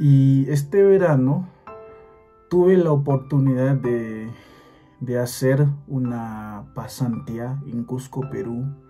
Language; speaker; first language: Spanish; non-native, fluent; Haitian Creole